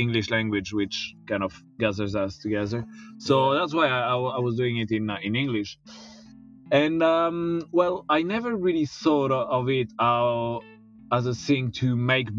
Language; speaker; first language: English; non-native, fluent; French